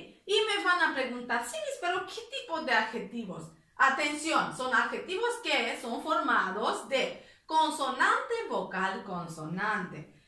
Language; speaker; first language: Spanish; native; Spanish